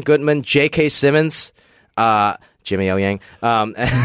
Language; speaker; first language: English; non-native, local second language; Cantonese